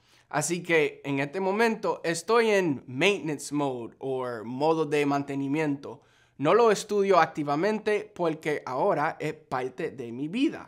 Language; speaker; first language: Spanish; non-native, fluent; English